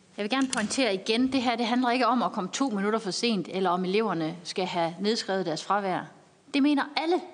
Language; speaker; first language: Danish; native; Danish